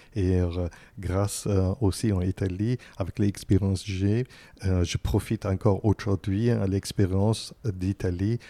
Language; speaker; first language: French; non-native, fluent; German